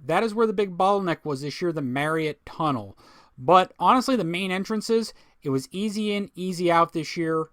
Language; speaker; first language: English; native; English